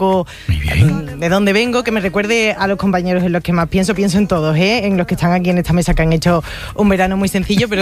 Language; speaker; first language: Spanish; native; Spanish